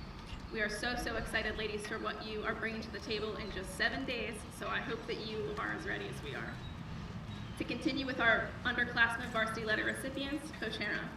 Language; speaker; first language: English; native; English